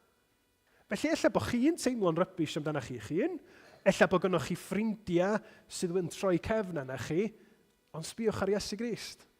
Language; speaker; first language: Welsh; native; Welsh